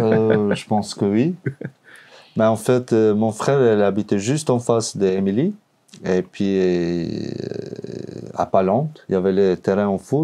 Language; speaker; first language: French; non-native, learner; Albanian